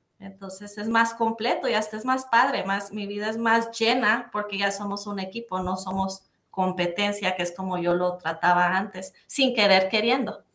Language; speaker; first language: Spanish; native; Spanish